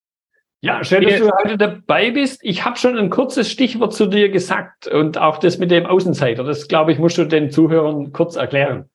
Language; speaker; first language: German; native; German